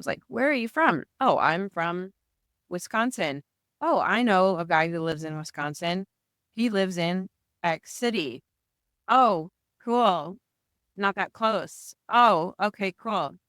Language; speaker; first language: English; native; English